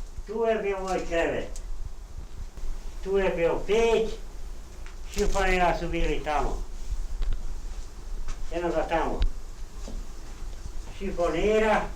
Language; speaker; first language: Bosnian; non-native, local second language; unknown